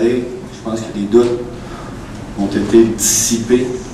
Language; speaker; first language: French; native; French